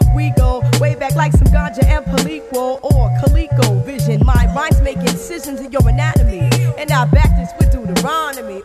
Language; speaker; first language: English; non-native, fluent; Dutch